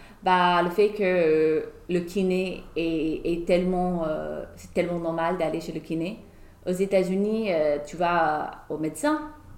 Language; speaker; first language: French; non-native, fluent; English